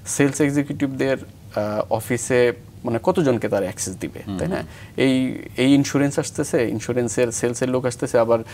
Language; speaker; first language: Bangla; native; Bangla